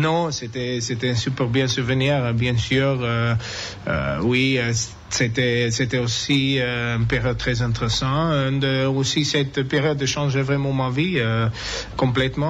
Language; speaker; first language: French; non-native, learner; English